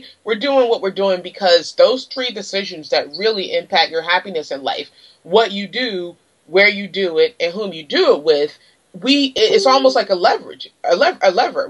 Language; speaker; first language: English; native; English